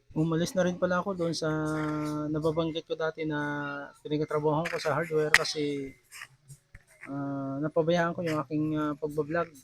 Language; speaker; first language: Filipino; non-native, local second language; Bikol